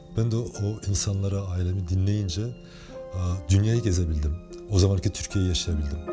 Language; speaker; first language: Turkish; early bilingual, heritage; Turkish